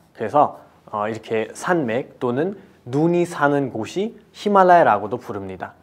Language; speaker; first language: Korean; non-native, fluent; Nepali